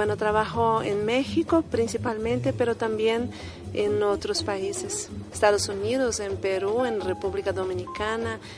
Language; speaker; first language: Spanish; non-native, fluent; Portuguese